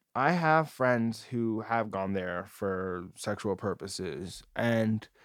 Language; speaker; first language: English; native; English